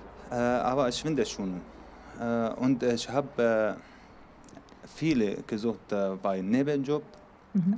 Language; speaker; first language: German; non-native, learner; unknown